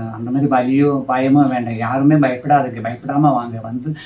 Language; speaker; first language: Tamil; non-native, local second language; Malayalam